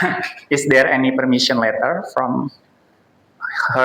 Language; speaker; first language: English; non-native, fluent; Indonesian